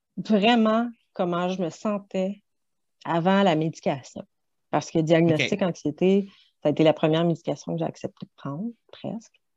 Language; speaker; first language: French; native; French